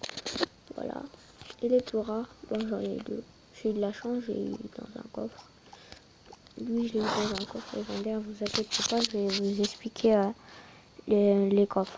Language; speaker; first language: French; native; French